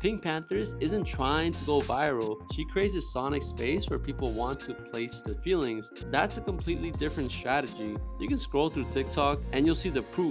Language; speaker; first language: English; native; English